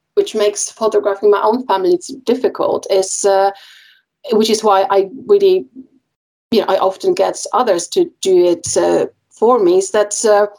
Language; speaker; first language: English; non-native, fluent; Polish